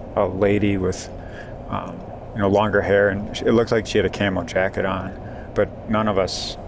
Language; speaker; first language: English; native; English